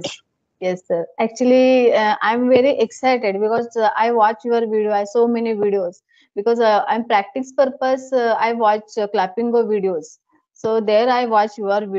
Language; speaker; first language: English; non-native, learner; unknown